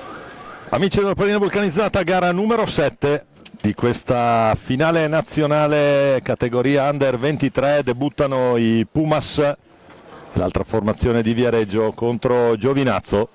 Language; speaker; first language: Italian; native; Italian